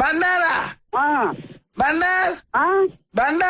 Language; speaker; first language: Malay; non-native, local second language; Tamil